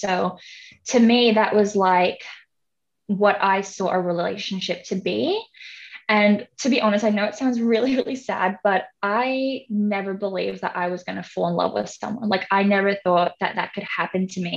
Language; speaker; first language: English; non-native, local second language; Cantonese